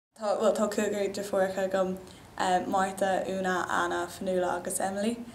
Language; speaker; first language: Irish; non-native, local second language; English